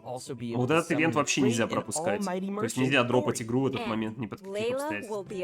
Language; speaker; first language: Russian; native; Russian